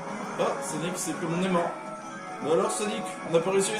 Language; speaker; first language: French; native; French